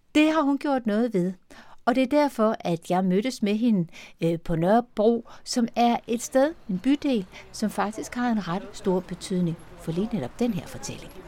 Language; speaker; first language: Danish; native; Danish